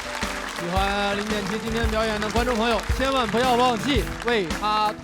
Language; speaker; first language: Chinese; native; Chinese